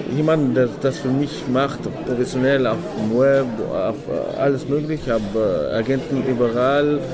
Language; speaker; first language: German; non-native, fluent; Arabic